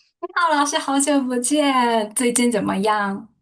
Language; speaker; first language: Chinese; non-native, fluent; Japanese